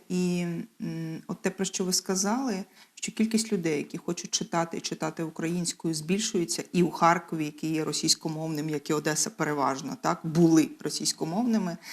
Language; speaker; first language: Ukrainian; native; Ukrainian